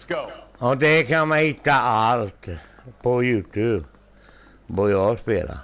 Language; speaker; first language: Swedish; non-native, local second language; Finnish